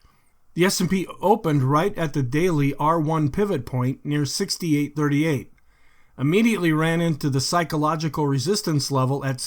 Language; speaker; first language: English; native; English